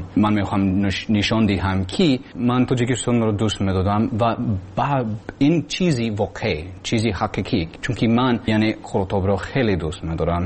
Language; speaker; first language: Persian; non-native, learner; English